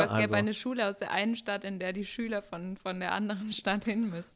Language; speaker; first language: German; native; German